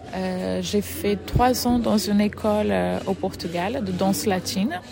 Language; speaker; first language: French; non-native, fluent; Portuguese